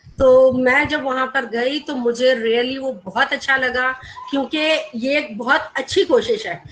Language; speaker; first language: Urdu; non-native, local second language; Gujarati